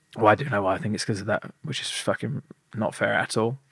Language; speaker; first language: English; native; English